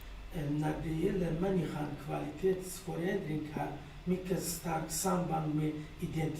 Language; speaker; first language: Swedish; non-native, learner; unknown